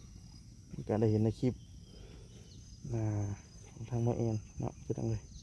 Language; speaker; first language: Thai; non-native, local second language; Lao